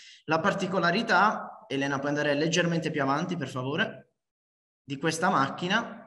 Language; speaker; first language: Italian; native; Italian